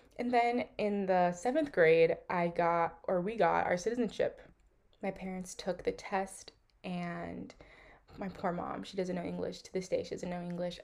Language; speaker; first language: English; early bilingual, other home language; Portuguese